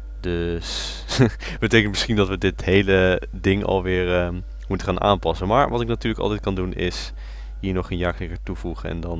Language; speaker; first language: Dutch; native; Dutch